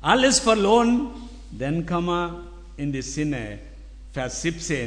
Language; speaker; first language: German; non-native, learner; Tamil